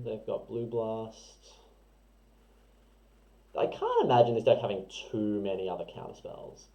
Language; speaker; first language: English; native; English